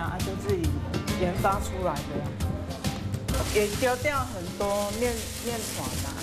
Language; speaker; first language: Chinese; native; Chinese